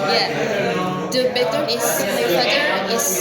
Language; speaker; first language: English; non-native, learner; Indonesian